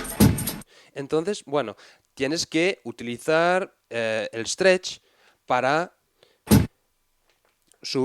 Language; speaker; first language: Spanish; non-native, fluent; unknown